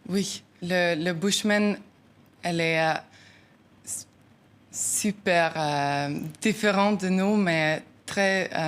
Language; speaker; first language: French; non-native, learner; Norwegian